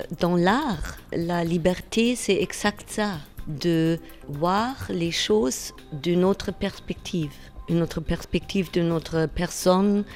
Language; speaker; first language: French; non-native, fluent; German